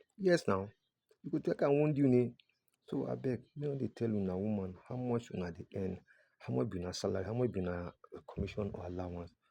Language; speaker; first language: Nigerian Pidgin; non-native, local second language; Yoruba